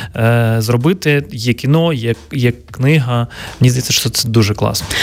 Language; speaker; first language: Ukrainian; native; Ukrainian